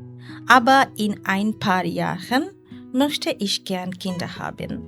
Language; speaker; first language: German; non-native, learner; Bangla